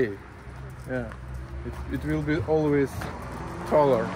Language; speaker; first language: English; non-native, learner; Russian